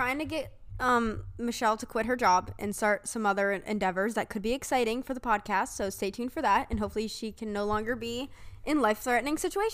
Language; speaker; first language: English; native; English